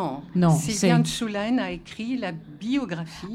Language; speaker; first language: French; native; French